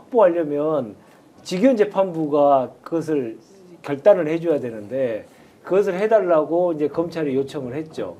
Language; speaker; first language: Korean; native; Korean